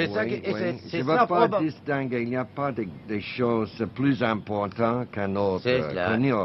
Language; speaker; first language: French; non-native, fluent; English